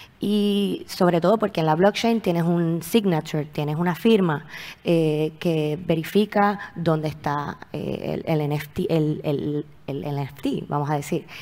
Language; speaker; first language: Spanish; native; Spanish